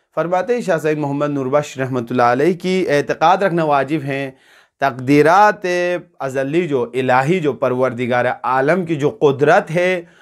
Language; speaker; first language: Urdu; non-native, local second language; Balti